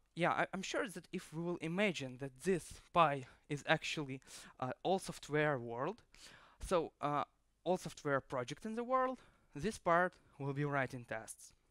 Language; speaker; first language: English; non-native, fluent; Ukrainian